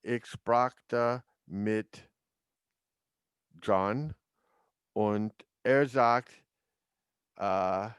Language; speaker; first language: German; non-native, learner; English